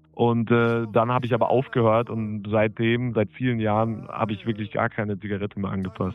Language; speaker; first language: German; native; German